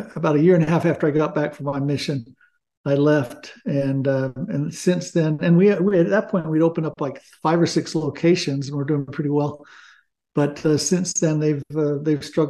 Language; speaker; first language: English; native; English